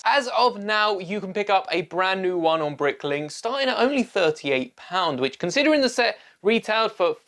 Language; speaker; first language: English; native; English